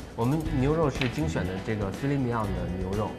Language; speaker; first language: Chinese; native; Chinese